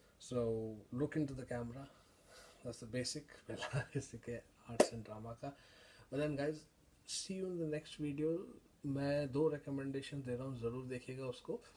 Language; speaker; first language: Hindi; native; Hindi